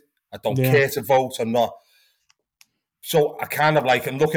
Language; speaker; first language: English; native; English